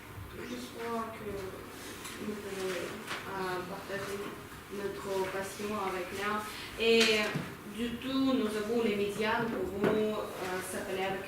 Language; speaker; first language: French; non-native, learner; Ukrainian